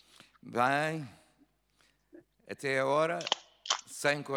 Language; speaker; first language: Spanish; non-native, learner; Portuguese